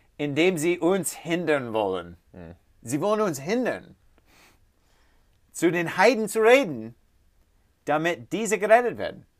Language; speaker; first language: German; non-native, learner; English